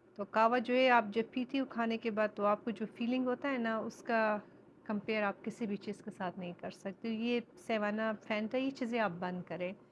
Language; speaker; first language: Urdu; non-native, fluent; Persian